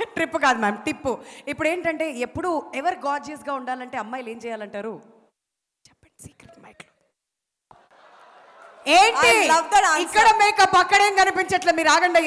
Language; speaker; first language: Telugu; native; Telugu